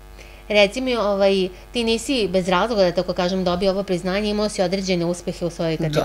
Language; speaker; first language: Serbian; native; Serbian